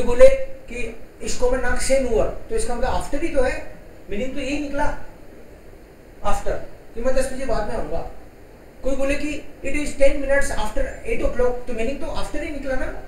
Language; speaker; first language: Hindi; non-native, local second language; Gujarati